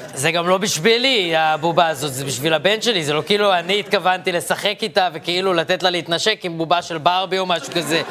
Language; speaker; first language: Hebrew; early bilingual, other home language; Arabic